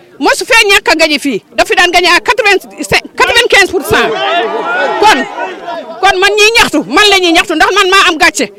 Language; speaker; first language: Wolof; native; Wolof